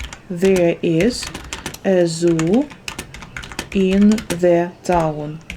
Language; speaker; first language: English; non-native, fluent; Ukrainian